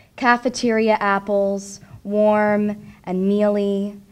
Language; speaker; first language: English; native; English